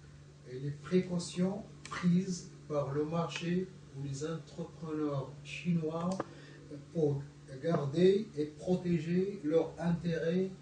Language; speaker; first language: French; non-native, local second language; Arabic